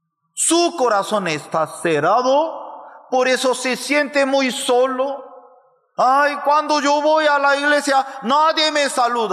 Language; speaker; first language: Spanish; non-native, fluent; Korean